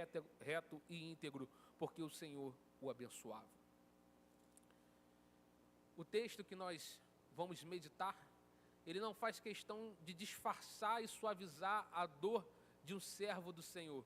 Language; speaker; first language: Portuguese; native; Portuguese